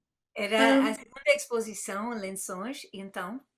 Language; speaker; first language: Portuguese; non-native, fluent; English